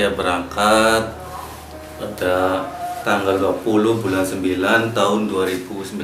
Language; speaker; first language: Indonesian; non-native, local second language; Javanese